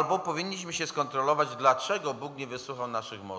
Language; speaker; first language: Polish; native; Polish